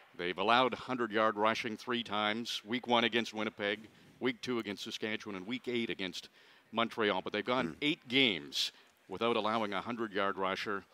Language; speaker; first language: English; native; English